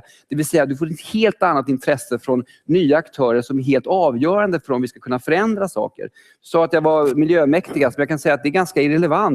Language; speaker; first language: Swedish; native; Swedish